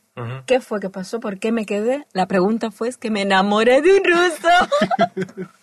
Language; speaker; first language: Spanish; native; Spanish